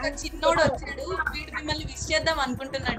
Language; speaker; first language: Telugu; native; Telugu